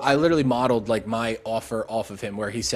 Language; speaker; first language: English; native; English